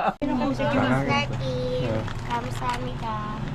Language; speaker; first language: Korean; non-native, learner; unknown